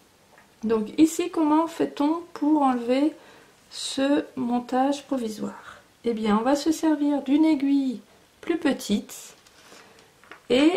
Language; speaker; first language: French; native; French